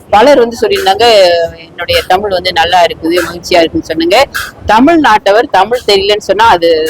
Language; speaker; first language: Tamil; early bilingual, heritage; Tamil